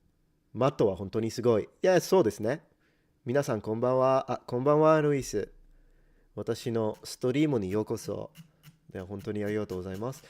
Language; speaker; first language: Japanese; non-native, fluent; English